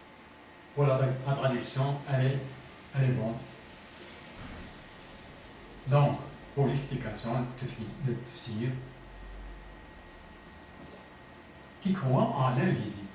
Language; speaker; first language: French; non-native, fluent; Arabic